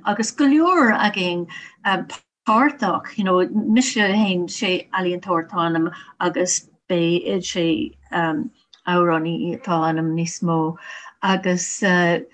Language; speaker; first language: Irish; non-native, learner; English